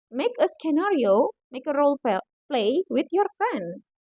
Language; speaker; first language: English; non-native, fluent; Indonesian